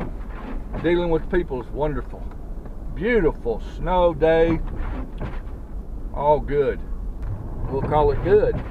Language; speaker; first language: English; native; English